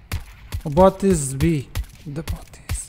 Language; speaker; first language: English; non-native, learner; Portuguese